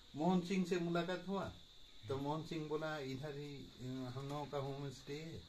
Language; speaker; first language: Hindi; non-native, local second language; Bangla